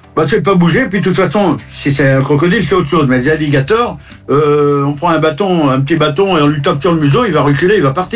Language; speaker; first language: French; native; French